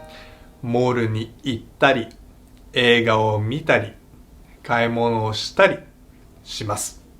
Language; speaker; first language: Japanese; non-native, learner; Filipino